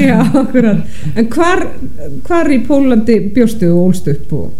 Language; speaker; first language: Icelandic; native; Icelandic